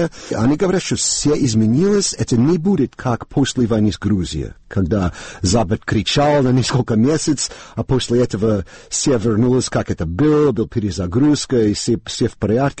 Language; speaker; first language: Russian; non-native, learner; English